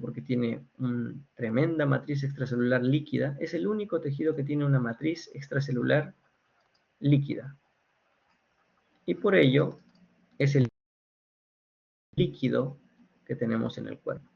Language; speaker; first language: Spanish; native; Spanish